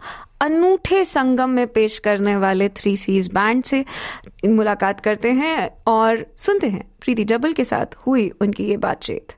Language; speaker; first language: Hindi; native; Hindi